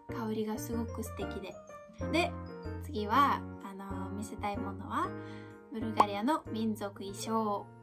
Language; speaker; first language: Japanese; non-native, fluent; Bulgarian